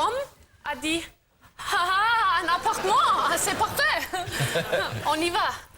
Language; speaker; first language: French; non-native, learner; German